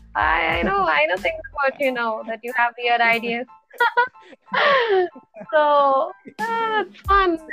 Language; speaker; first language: English; non-native, local second language; Telugu